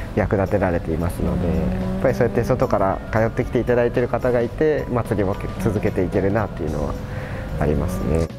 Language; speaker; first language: Japanese; native; Japanese